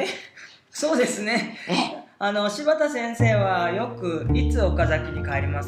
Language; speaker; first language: Japanese; native; Japanese